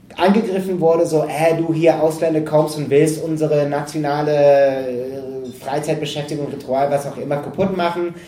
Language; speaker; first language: German; non-native, fluent; English